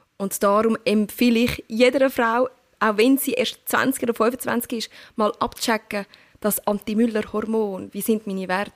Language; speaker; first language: German; early bilingual, other home language; Turkish